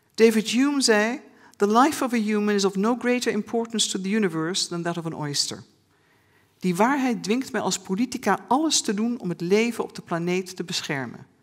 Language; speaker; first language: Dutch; native; Dutch